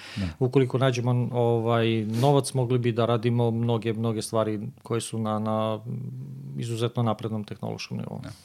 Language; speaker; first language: Serbian; native; Serbian